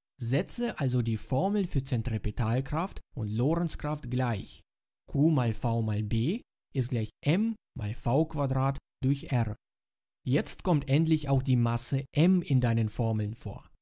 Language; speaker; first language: German; native; German